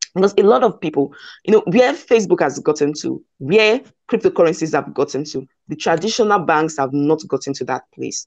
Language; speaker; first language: English; non-native, local second language; Igbo